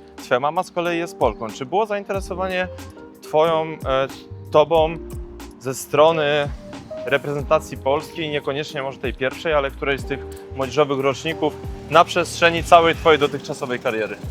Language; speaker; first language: Polish; native; Polish